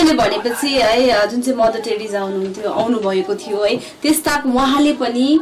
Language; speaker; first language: Nepali; native; Nepali